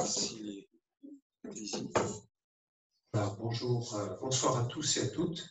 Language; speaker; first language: French; native; French